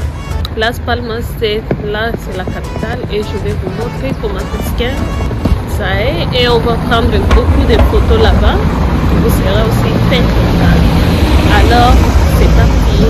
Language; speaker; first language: French; non-native, local second language; Lingala